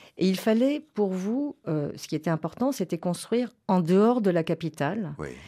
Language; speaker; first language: French; native; French